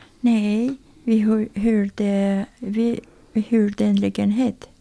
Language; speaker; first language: Swedish; non-native, learner; Azerbaijani